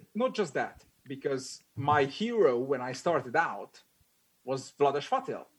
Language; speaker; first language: English; non-native, fluent; Hungarian